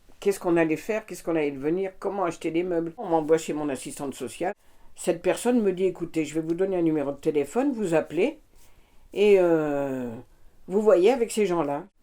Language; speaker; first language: French; native; French